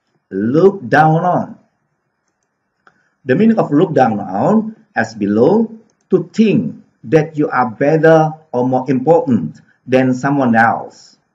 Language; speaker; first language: English; non-native, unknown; Indonesian